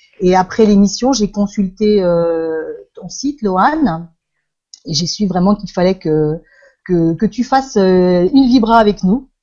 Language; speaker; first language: French; non-native, fluent; Spanish